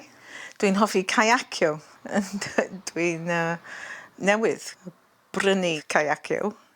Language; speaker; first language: Welsh; non-native, local second language; English